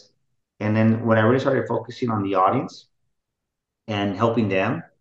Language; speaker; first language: English; native; English